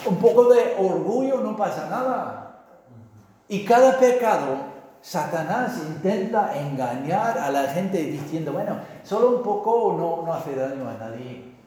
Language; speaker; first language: Spanish; non-native, fluent; English